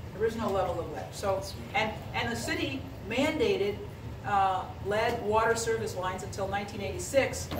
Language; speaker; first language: English; native; English